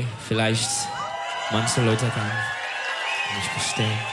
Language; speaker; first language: German; non-native, learner; Turkish